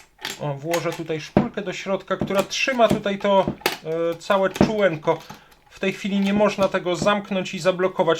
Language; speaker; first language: Polish; native; Polish